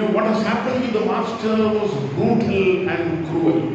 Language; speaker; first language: English; non-native, local second language; Malayalam